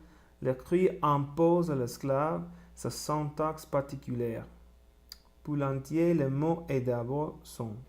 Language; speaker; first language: French; non-native, learner; Spanish